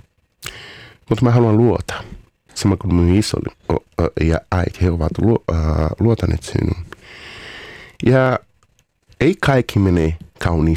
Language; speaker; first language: Finnish; non-native, fluent; Portuguese